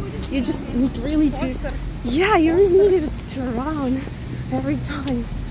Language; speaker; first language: English; non-native, fluent; Russian